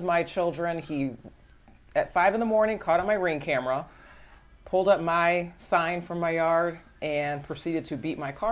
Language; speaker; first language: English; native; English